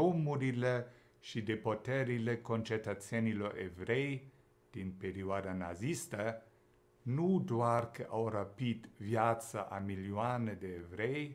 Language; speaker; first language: Romanian; non-native, fluent; German